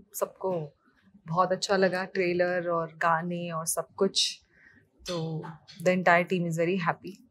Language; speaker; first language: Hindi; non-native, local second language; Punjabi